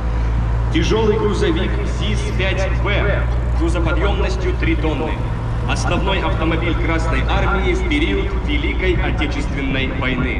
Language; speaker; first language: Russian; native; Russian